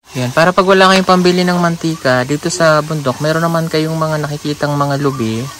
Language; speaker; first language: Filipino; non-native, local second language; Cebuano